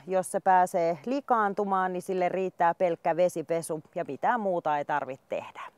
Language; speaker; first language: Finnish; native; Finnish